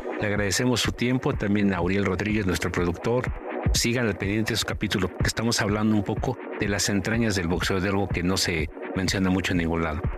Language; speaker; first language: Spanish; native; Spanish